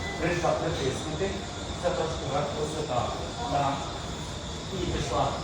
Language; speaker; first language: Ukrainian; native; Ukrainian